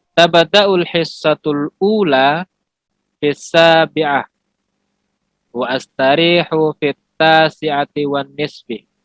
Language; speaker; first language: Arabic; non-native, learner; Indonesian